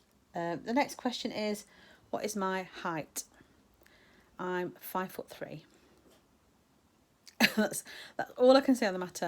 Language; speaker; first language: English; native; English